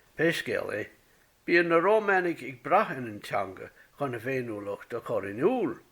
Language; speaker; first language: Irish; native; Irish